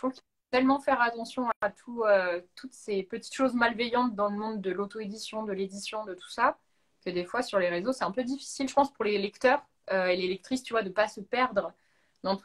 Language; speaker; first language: French; native; French